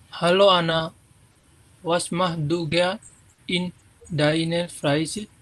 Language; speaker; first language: German; non-native, learner; Indonesian